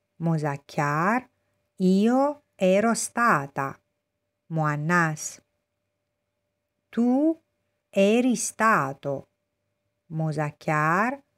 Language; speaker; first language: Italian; non-native, fluent; Persian